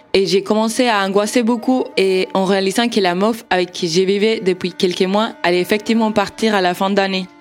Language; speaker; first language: French; non-native, fluent; Spanish